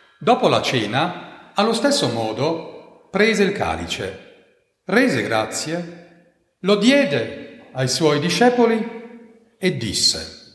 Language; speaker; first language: Italian; non-native, fluent; German